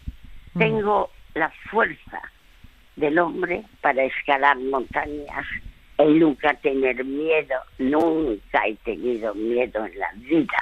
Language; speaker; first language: Spanish; early bilingual, other home language; French